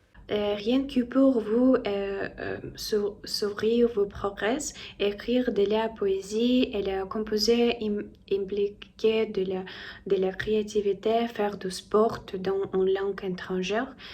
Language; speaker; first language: French; non-native, learner; Russian